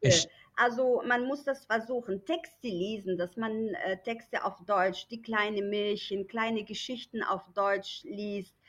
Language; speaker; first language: German; non-native, fluent; Arabic